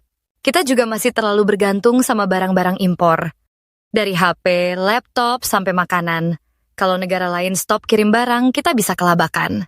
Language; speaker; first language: Indonesian; native; Indonesian